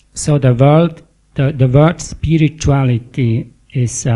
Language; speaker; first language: English; non-native, fluent; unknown